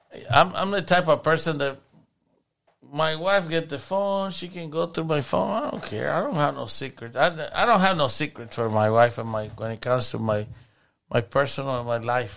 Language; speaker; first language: English; non-native, fluent; Spanish